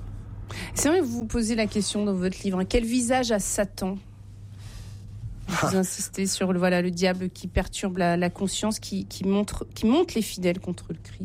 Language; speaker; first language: French; native; French